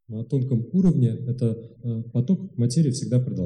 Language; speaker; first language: Russian; native; Russian